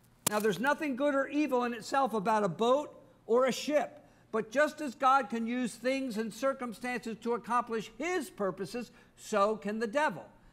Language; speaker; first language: English; native; English